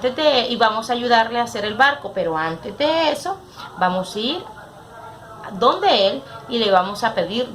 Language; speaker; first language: Spanish; native; Spanish